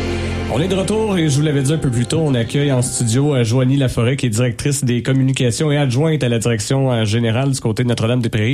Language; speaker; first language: French; native; French